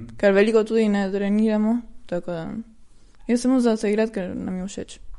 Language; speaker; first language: Slovenian; early bilingual, heritage; Slovenian